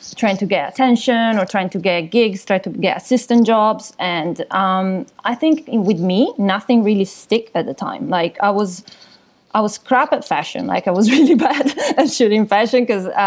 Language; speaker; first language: English; non-native, fluent; Italian